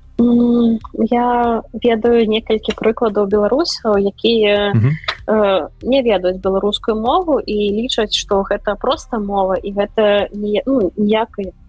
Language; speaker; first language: Belarusian; non-native, local second language; Russian